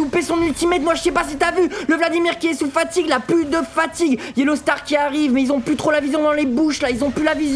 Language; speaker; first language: French; native; French